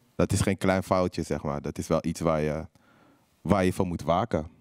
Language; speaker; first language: Dutch; native; Dutch